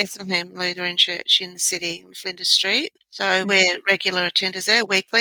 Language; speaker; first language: English; native; English